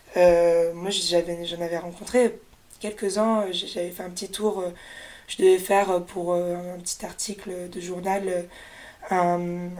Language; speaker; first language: French; native; French